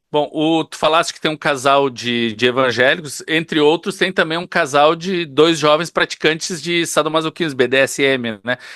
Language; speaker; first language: Portuguese; native; Portuguese